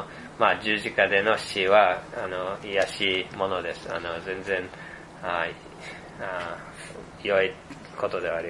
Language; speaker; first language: Japanese; non-native, fluent; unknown